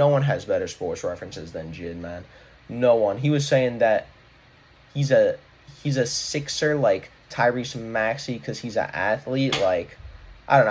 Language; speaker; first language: English; native; English